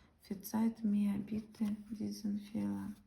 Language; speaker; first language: German; non-native, learner; Ukrainian